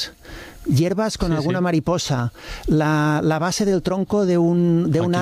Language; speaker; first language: Spanish; native; Spanish